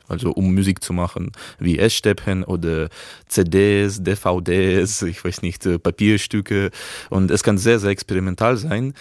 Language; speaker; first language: German; non-native, fluent; Russian